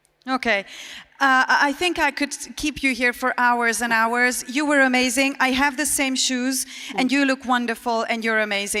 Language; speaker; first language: English; non-native, fluent; Hungarian